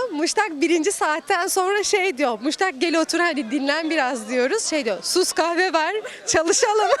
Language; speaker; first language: Turkish; native; Turkish